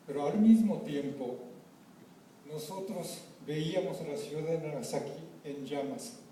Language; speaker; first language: Spanish; non-native, fluent; Japanese